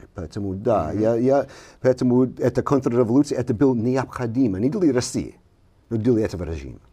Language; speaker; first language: Russian; non-native, fluent; English